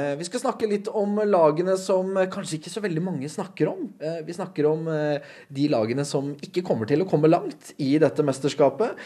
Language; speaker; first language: Norwegian; native; Norwegian